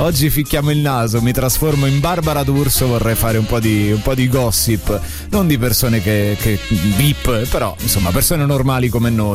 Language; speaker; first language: Italian; native; Italian